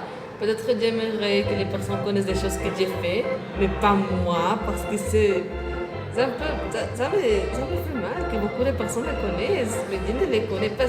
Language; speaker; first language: French; non-native, learner; Spanish